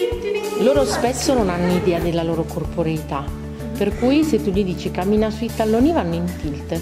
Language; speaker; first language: Italian; native; Italian